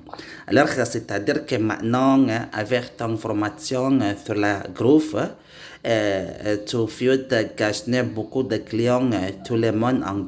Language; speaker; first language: French; non-native, learner; Indonesian